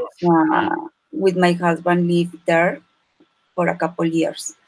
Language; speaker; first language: English; non-native, learner; Spanish